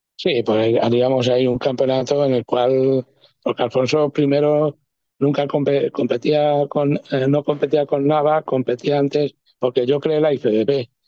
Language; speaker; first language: Spanish; native; Spanish